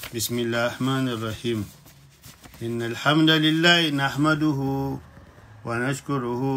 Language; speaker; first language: Arabic; non-native, fluent; Yoruba